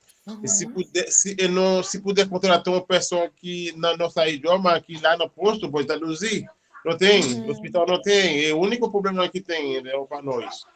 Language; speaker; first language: Portuguese; non-native, learner; Haitian Creole